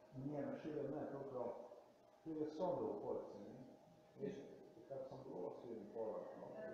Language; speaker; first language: Polish; non-native, learner; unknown